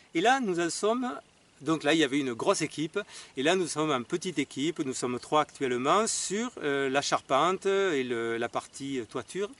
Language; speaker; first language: French; native; French